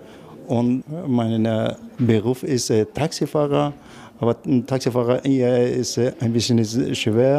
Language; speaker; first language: German; non-native, learner; Arabic